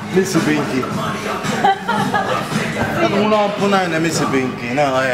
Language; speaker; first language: Finnish; non-native, learner; Spanish